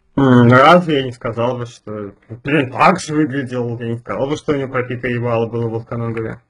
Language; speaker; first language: Russian; native; Russian